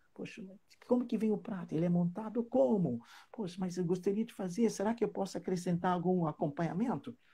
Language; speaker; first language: Portuguese; non-native, fluent; English